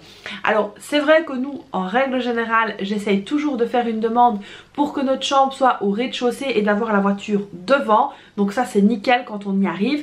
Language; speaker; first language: French; native; French